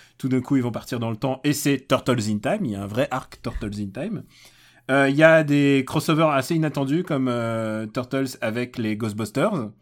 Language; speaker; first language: French; early bilingual, other home language; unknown